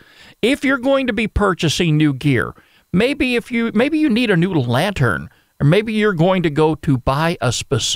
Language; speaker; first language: English; native; English